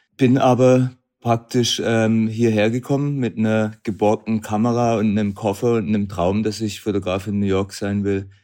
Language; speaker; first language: German; native; German